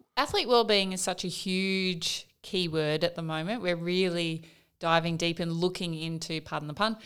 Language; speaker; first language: English; native; English